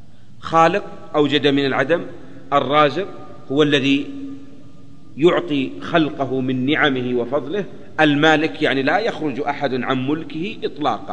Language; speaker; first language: Arabic; native; Arabic